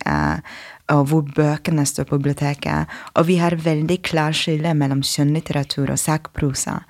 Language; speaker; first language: Norwegian; non-native, fluent; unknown